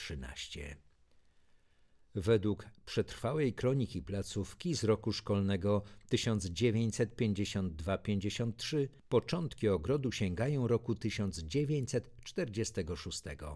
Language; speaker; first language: Polish; native; Polish